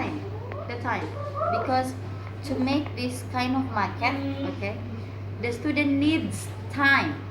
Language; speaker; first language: English; non-native, fluent; Indonesian